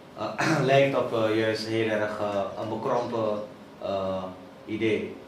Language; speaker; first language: Dutch; native; Dutch